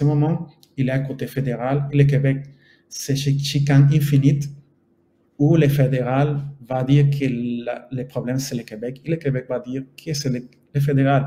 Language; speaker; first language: French; non-native, fluent; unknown